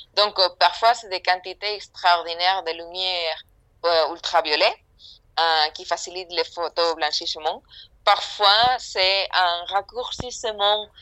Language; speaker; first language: French; non-native, fluent; Spanish